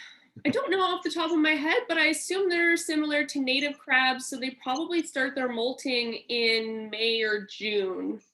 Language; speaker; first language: English; native; English